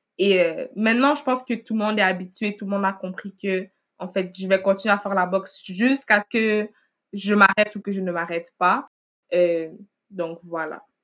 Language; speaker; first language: French; early bilingual, other home language; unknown